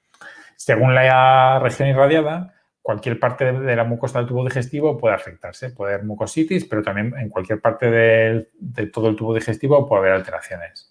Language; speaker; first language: Spanish; native; Spanish